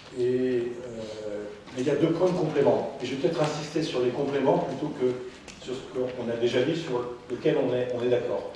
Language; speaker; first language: French; native; French